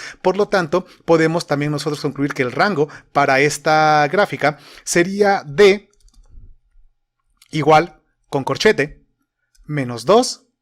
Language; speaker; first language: Spanish; native; Spanish